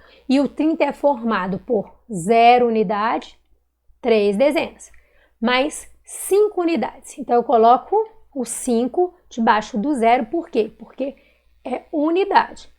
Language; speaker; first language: Portuguese; native; Portuguese